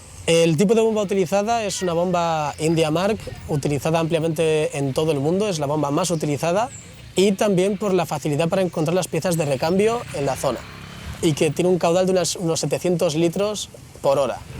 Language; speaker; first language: Spanish; native; Spanish